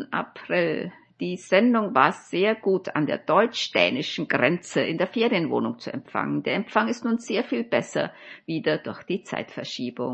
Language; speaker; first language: German; native; German